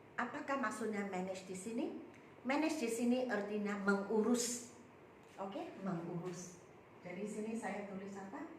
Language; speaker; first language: Malay; non-native, local second language; Chinese